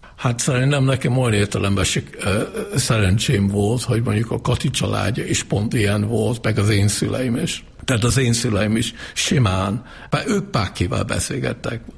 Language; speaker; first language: Hungarian; non-native, fluent; English